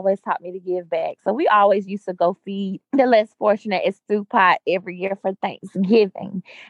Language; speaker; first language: English; native; English